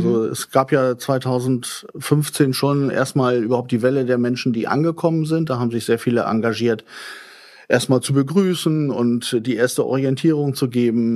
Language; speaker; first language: German; native; German